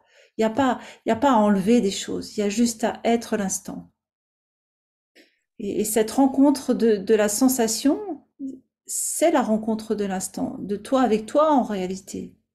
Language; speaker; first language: French; native; French